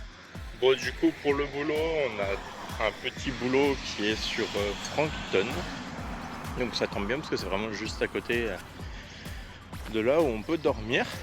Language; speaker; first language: French; native; French